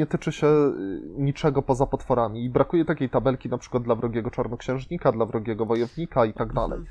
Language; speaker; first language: Polish; native; Polish